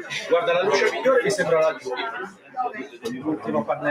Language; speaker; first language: Italian; native; Italian